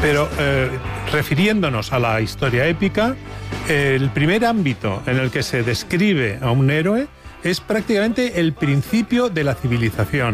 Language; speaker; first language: Spanish; native; Spanish